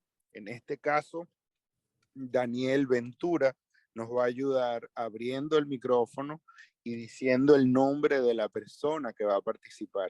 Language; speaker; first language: Spanish; native; Spanish